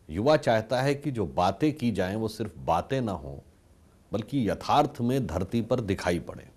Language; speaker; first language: Hindi; native; Hindi